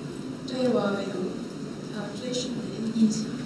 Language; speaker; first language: Chinese; non-native, learner; Korean